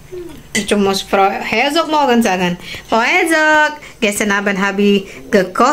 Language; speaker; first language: German; non-native, learner; Indonesian